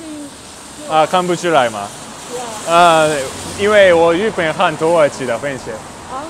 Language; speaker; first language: Chinese; non-native, learner; Japanese